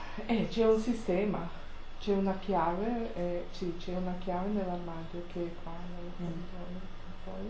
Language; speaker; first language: Italian; non-native, fluent; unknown